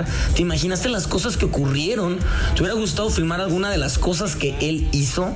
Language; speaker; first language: Spanish; native; Spanish